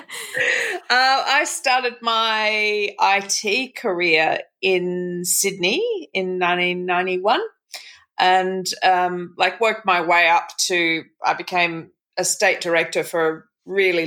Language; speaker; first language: English; native; English